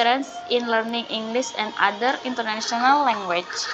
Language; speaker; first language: English; non-native, learner; Indonesian